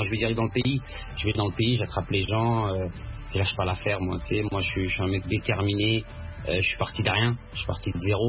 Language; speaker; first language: French; early bilingual, other home language; Arabic